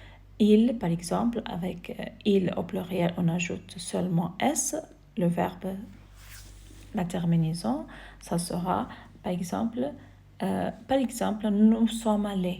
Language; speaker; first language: French; non-native, fluent; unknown